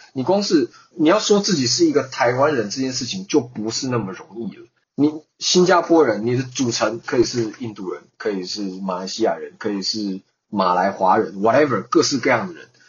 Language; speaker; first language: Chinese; native; Chinese